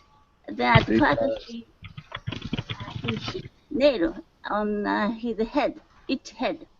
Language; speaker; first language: English; non-native, learner; Japanese